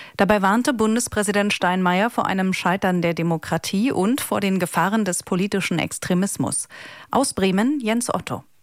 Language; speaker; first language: German; native; German